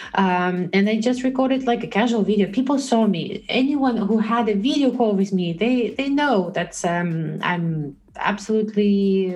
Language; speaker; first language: English; non-native, fluent; Russian